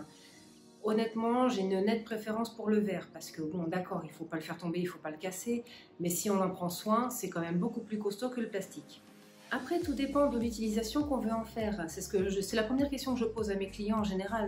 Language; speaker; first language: French; native; French